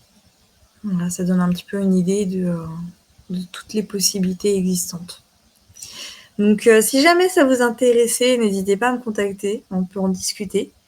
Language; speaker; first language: French; native; French